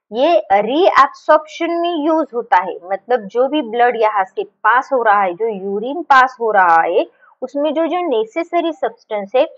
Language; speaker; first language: Hindi; non-native, local second language; Marathi